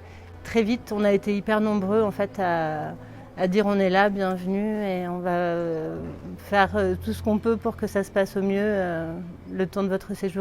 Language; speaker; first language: French; native; French